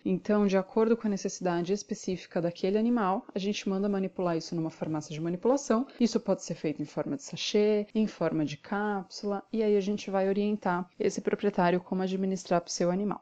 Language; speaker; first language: Portuguese; native; Portuguese